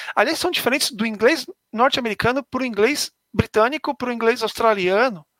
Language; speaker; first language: Portuguese; native; Portuguese